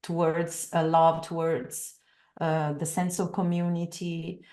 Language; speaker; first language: English; non-native, fluent; Italian